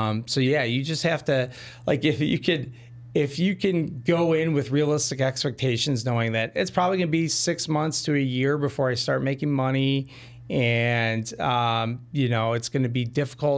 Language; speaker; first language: English; native; English